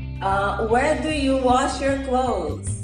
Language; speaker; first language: English; non-native, fluent; Portuguese